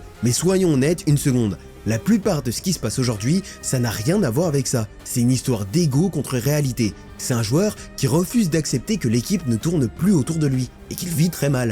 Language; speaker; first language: French; native; French